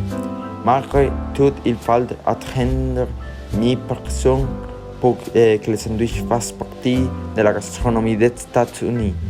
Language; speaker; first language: French; non-native, learner; Spanish